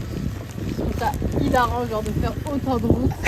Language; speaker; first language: French; native; French